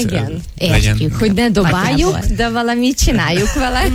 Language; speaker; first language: Hungarian; non-native, fluent; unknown